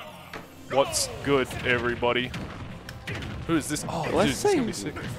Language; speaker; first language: English; native; English